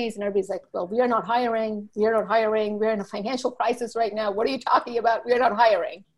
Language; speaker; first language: English; early bilingual, other home language; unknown